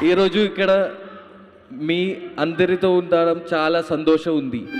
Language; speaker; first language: Telugu; non-native, learner; Malayalam